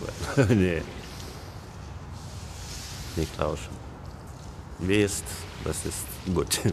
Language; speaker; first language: German; non-native, learner; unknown